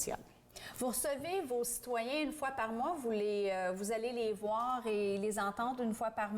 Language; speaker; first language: French; native; French